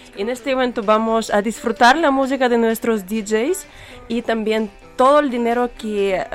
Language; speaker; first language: Spanish; non-native, fluent; Ukrainian